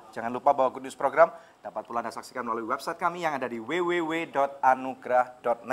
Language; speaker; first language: Indonesian; native; Indonesian